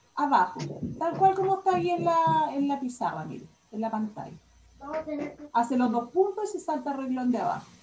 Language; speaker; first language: Spanish; native; Spanish